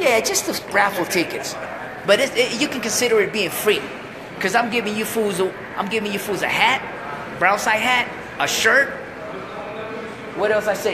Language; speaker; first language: English; early bilingual, other home language; Spanish